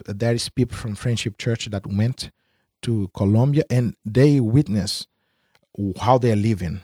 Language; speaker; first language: English; non-native, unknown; Spanish